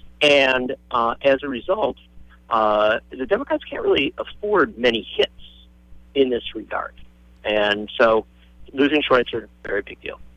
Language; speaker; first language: English; native; English